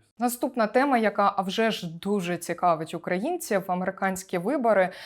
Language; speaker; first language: Ukrainian; native; Ukrainian